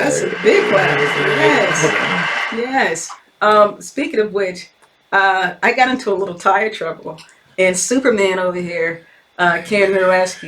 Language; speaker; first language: English; native; English